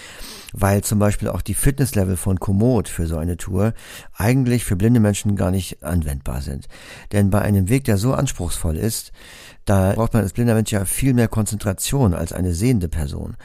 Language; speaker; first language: German; native; German